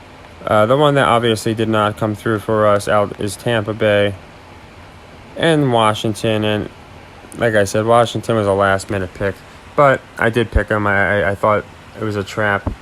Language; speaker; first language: English; native; English